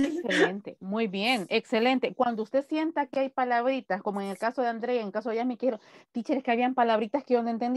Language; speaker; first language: Spanish; native; Spanish